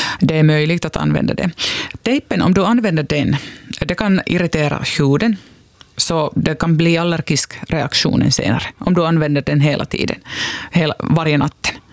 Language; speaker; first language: Swedish; non-native, local second language; Finnish